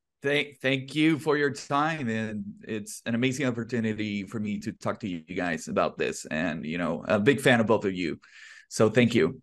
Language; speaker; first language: English; non-native, local second language; Spanish